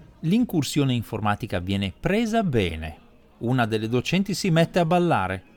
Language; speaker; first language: Italian; native; Italian